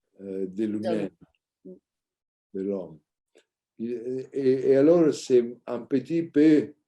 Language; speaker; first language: French; non-native, learner; Italian